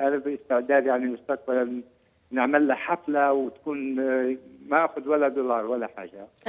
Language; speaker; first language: Arabic; native; Arabic